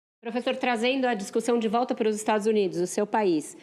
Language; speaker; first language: Portuguese; native; Portuguese